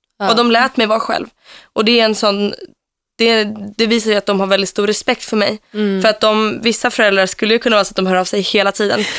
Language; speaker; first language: Swedish; early bilingual, heritage; Swedish